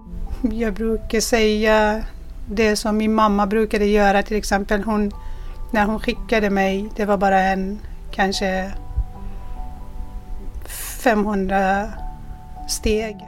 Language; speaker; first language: Swedish; non-native, fluent; Persian